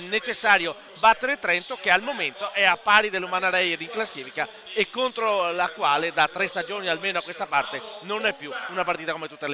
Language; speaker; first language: Italian; native; Italian